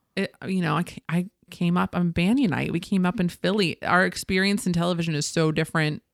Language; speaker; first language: English; native; English